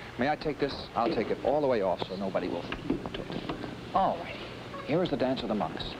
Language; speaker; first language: English; native; English